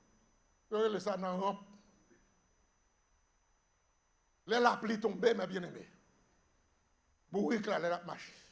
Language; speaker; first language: French; non-native, local second language; Haitian Creole